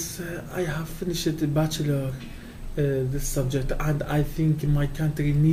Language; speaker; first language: English; non-native, learner; Kurdish